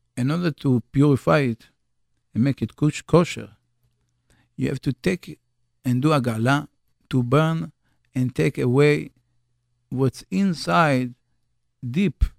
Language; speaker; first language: English; non-native, fluent; Hebrew